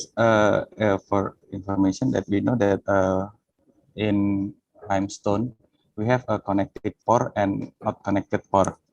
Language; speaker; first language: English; non-native, fluent; Indonesian